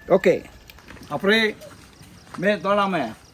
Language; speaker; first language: French; non-native, local second language; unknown